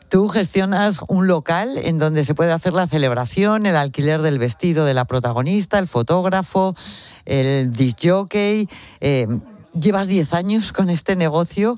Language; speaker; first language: Spanish; native; Spanish